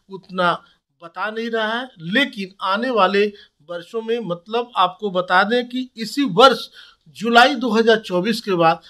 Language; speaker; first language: Hindi; native; Hindi